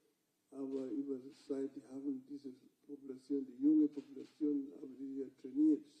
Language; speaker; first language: German; non-native, fluent; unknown